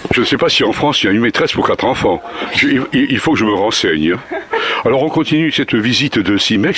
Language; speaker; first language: French; native; French